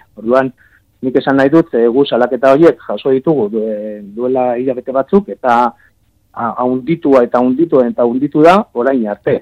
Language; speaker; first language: Basque; non-native, local second language; Spanish